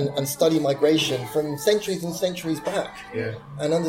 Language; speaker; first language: English; native; English